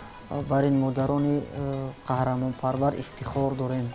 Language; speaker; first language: Persian; native; Persian